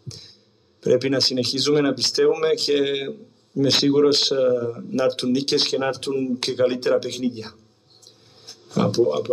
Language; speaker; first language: Greek; non-native, fluent; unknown